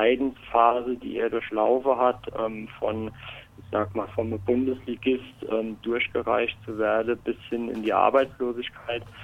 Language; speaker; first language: German; native; German